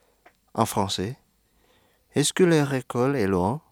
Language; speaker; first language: French; non-native, fluent; Indonesian